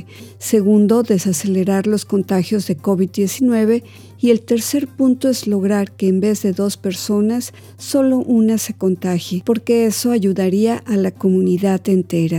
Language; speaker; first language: Spanish; native; Spanish